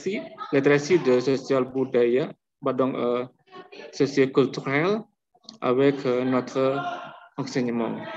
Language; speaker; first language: French; non-native, learner; Indonesian